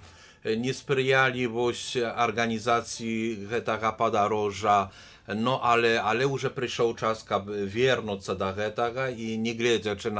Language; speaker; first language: Polish; non-native, learner; Belarusian